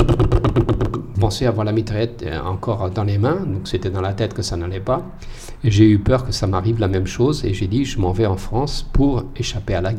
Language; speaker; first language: French; non-native, fluent; Portuguese